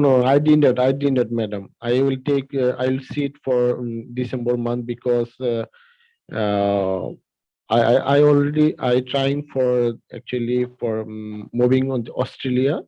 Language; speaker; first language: English; non-native, learner; Bangla